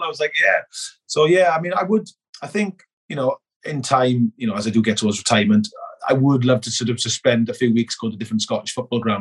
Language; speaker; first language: English; native; English